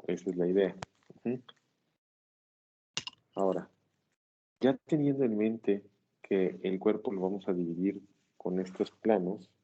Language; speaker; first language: Spanish; native; Spanish